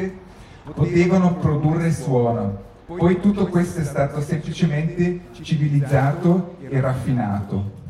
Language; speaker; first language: Italian; native; Italian